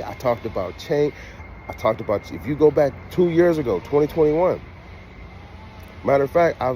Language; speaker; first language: English; native; English